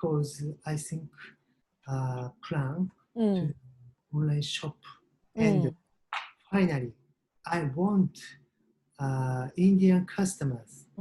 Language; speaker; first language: English; non-native, learner; Japanese